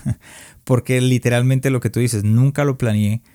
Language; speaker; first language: Spanish; early bilingual, heritage; Spanish